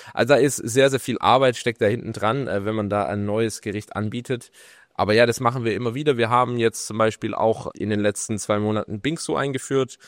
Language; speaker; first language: German; native; German